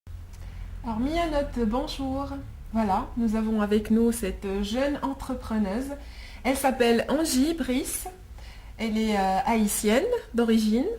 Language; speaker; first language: French; native; French